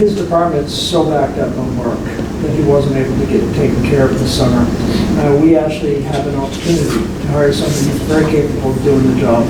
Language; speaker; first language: English; native; English